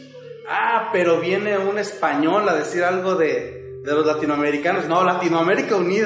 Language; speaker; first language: Spanish; native; Spanish